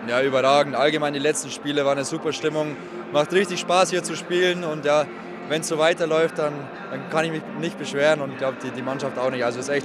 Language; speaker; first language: German; native; German